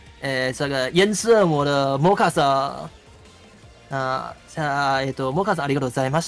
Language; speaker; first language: Japanese; native; Japanese